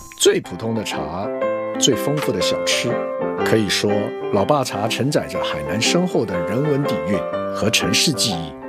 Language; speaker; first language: Chinese; native; Chinese